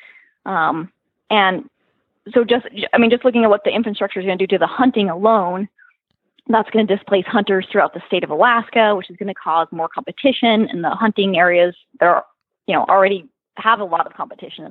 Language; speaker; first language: English; native; English